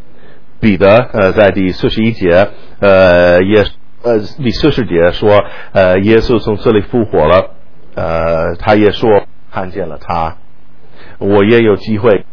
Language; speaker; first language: Chinese; non-native, fluent; English